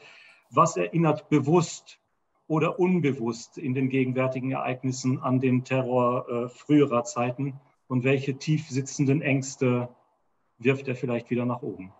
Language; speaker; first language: German; native; German